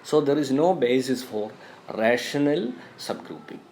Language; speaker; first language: English; non-native, local second language; Malayalam